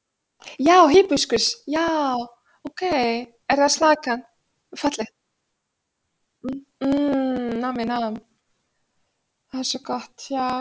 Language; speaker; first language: Icelandic; non-native, fluent; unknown